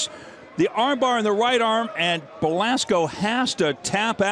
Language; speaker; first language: English; native; English